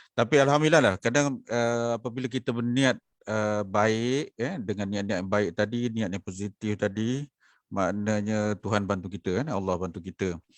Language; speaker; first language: Malay; native; Malay